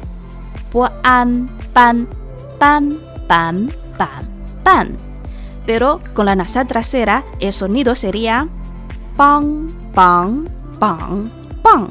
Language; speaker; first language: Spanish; non-native, fluent; Chinese